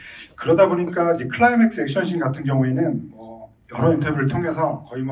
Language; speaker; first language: Korean; native; Korean